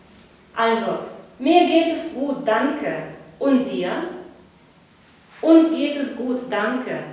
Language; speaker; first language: German; non-native, fluent; Belarusian